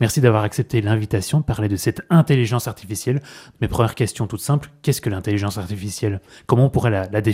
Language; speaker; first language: French; native; French